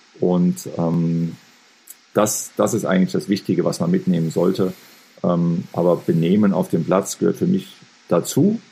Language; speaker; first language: German; native; German